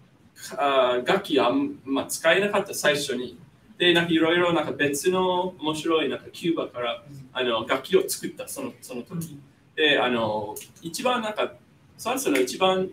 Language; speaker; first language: Japanese; non-native, fluent; English